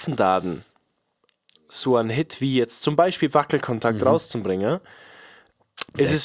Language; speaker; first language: German; native; German